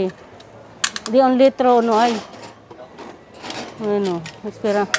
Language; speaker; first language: Spanish; non-native, learner; Filipino